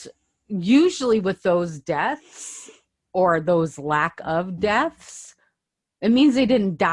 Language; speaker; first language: English; native; English